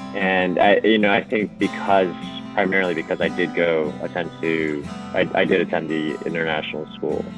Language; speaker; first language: English; non-native, fluent; Japanese